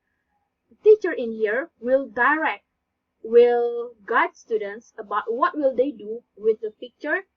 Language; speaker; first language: English; non-native, learner; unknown